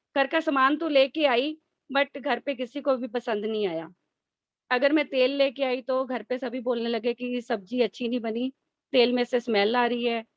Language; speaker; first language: Hindi; native; Hindi